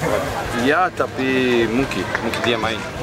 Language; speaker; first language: Indonesian; non-native, learner; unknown